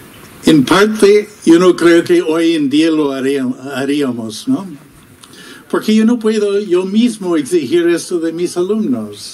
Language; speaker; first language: Spanish; non-native, fluent; English